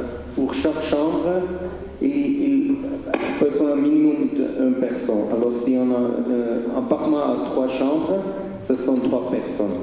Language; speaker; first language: French; non-native, local second language; Swiss German